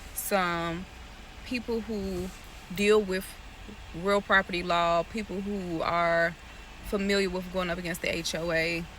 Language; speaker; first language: English; native; English